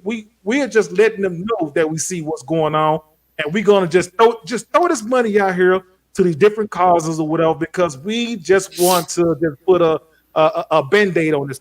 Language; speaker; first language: English; native; English